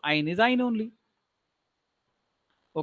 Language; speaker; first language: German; non-native, learner; Marathi